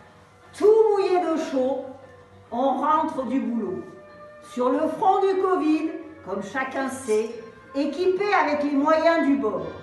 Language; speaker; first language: French; native; French